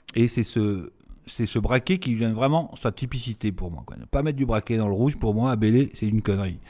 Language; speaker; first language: French; native; French